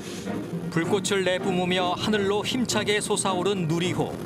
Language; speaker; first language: Korean; native; Korean